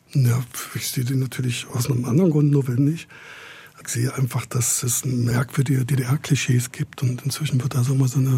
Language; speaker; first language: German; native; German